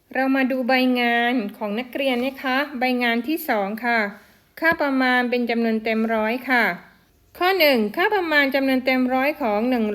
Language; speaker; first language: Thai; non-native, local second language; Malay